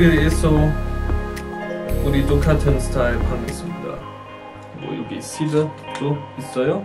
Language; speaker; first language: Korean; non-native, learner; German